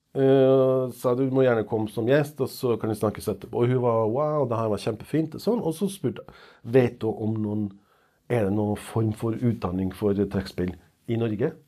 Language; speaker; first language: Norwegian; non-native, fluent; Serbian